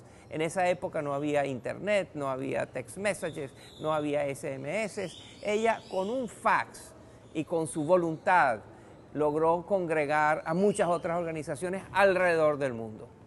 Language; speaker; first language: Spanish; native; Spanish